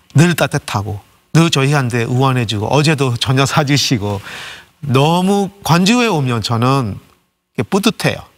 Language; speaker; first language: Korean; non-native, fluent; Burmese